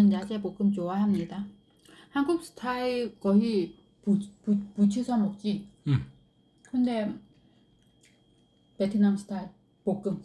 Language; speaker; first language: Korean; non-native, learner; Vietnamese